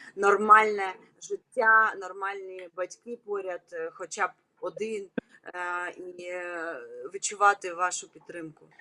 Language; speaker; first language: Ukrainian; non-native, local second language; Russian